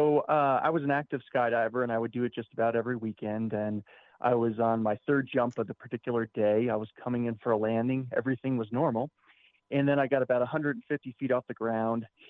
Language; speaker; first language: English; native; English